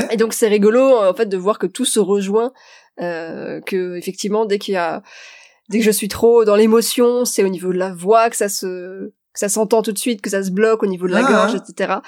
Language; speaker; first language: French; native; French